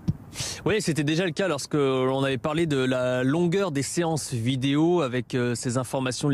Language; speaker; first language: French; native; French